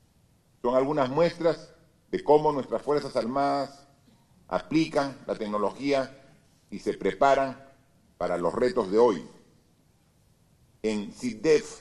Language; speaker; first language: Spanish; native; Spanish